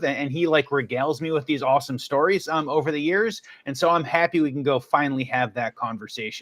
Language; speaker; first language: English; native; English